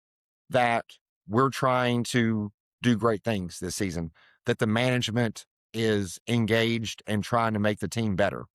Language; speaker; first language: English; native; English